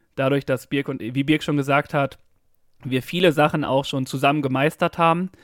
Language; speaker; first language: German; native; German